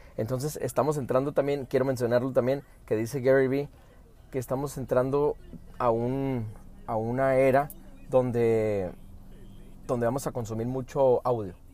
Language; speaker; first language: Spanish; early bilingual, heritage; Spanish